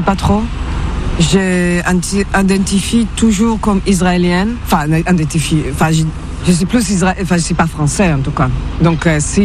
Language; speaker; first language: French; non-native, fluent; Hebrew